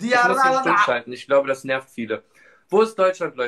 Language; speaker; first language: German; early bilingual, other home language; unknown